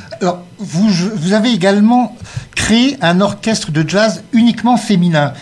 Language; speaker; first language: French; native; French